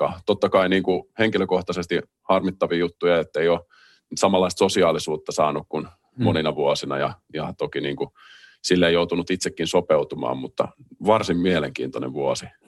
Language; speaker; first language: Finnish; native; Finnish